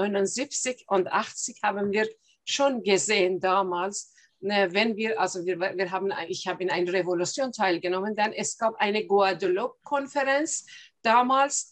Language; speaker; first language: German; non-native, fluent; Persian